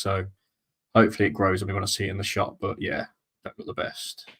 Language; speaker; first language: English; native; English